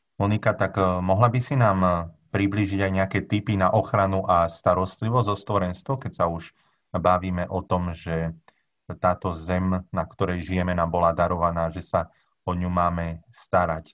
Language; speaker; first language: Slovak; native; Slovak